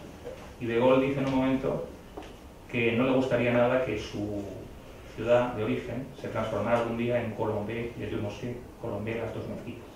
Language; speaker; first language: Spanish; native; Spanish